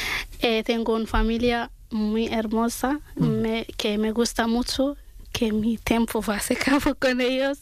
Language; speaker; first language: Spanish; non-native, learner; Arabic